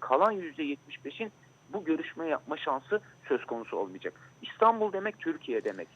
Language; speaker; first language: Turkish; native; Turkish